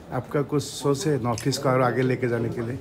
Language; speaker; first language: Hindi; non-native, local second language; Assamese